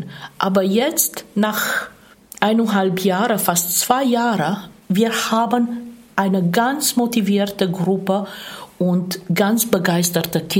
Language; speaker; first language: German; non-native, fluent; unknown